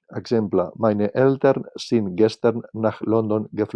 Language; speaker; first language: German; non-native, fluent; Catalan